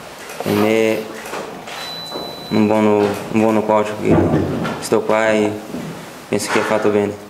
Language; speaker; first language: Italian; non-native, learner; Portuguese